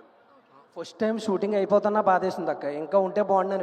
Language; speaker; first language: Telugu; native; Telugu